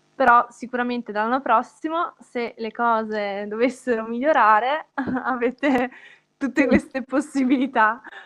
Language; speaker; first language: Italian; native; Italian